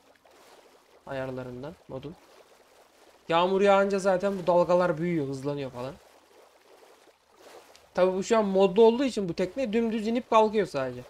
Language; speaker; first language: Turkish; native; Turkish